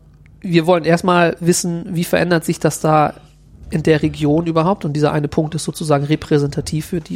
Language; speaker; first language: German; native; German